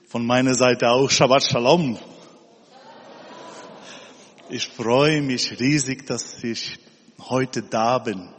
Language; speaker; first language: German; non-native, fluent; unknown